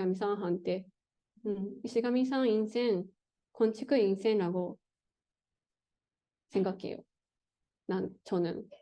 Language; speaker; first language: Korean; non-native, learner; Japanese